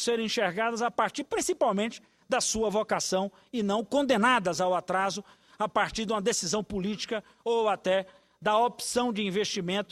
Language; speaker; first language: Portuguese; native; Portuguese